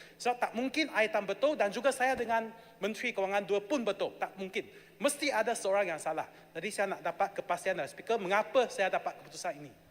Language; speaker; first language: Malay; non-native, local second language; Chinese